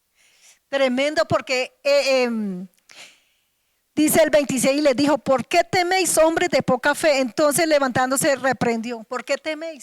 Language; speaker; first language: Spanish; native; Spanish